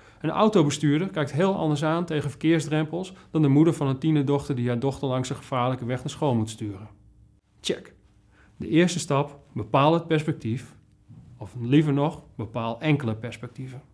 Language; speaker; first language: Dutch; native; Dutch